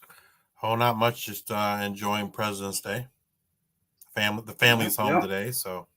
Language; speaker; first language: English; native; English